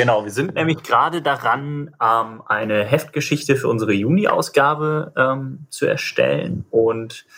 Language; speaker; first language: German; native; German